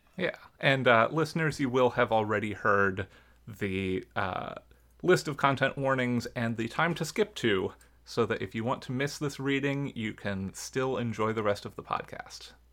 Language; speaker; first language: English; native; English